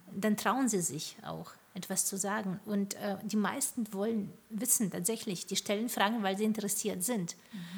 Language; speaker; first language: German; non-native, fluent; Ukrainian